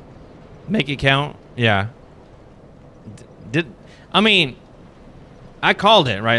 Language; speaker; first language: English; native; English